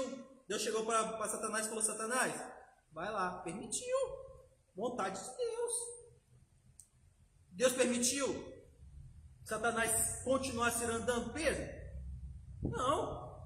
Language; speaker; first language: Portuguese; native; Portuguese